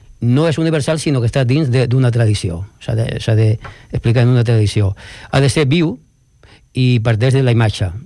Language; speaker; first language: Catalan; non-native, local second language; Spanish